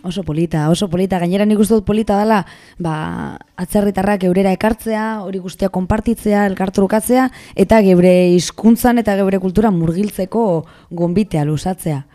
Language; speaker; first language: Basque; non-native, local second language; Spanish